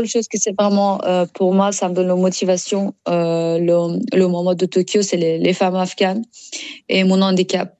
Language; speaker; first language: French; non-native, learner; Persian